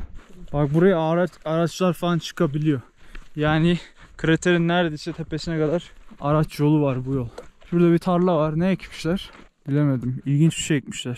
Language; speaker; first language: Turkish; native; Turkish